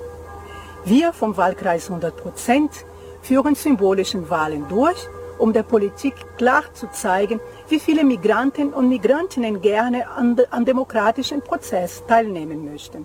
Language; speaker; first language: German; non-native, fluent; Portuguese